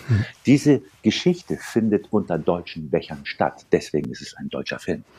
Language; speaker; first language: German; early bilingual, other home language; Turkish